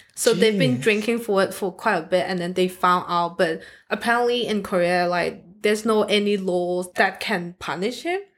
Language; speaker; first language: English; non-native, local second language; Cantonese